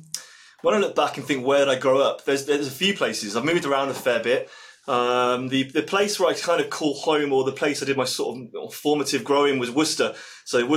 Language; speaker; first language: English; native; English